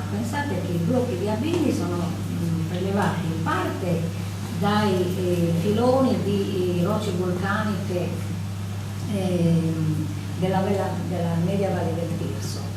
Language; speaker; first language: Italian; native; Italian